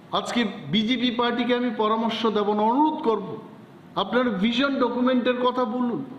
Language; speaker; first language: Bangla; non-native, local second language; Kok Borok